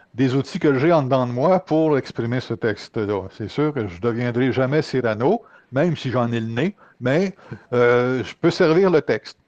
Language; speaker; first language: French; native; French